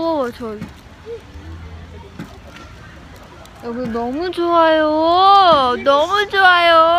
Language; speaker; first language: Korean; non-native, learner; Filipino